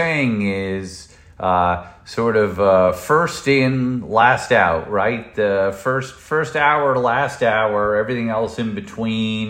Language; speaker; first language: English; native; English